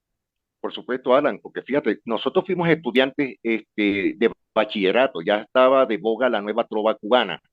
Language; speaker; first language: Spanish; native; Spanish